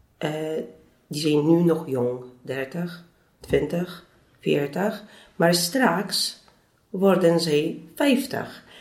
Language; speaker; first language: Dutch; non-native, fluent; Polish